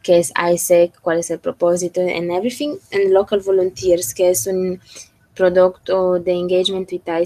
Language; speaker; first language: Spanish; non-native, learner; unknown